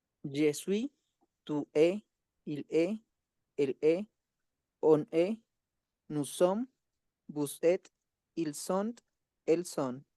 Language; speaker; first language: French; non-native, learner; Spanish